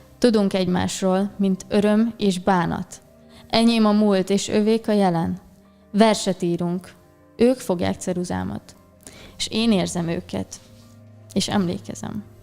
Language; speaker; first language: Hungarian; native; Hungarian